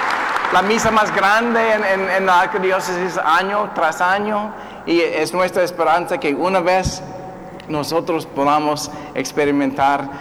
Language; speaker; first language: Spanish; non-native, learner; English